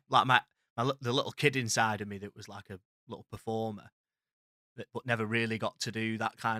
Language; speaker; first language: English; native; English